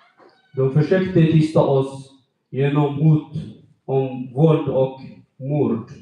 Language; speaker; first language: Swedish; non-native, fluent; Tigrinya